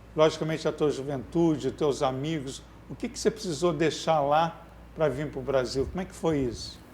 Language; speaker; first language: Portuguese; native; Portuguese